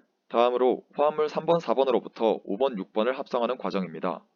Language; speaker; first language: Korean; native; Korean